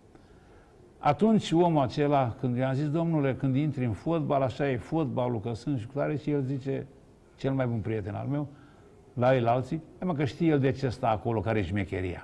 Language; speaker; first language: Romanian; native; Romanian